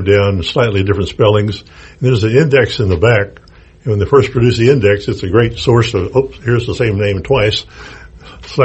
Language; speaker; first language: English; native; English